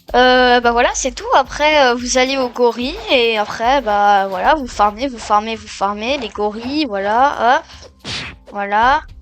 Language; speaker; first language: French; native; French